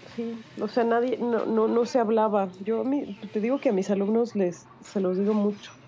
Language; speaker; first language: Spanish; native; Spanish